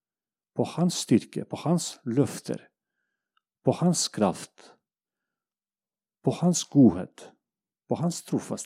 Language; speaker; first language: Norwegian; non-native, fluent; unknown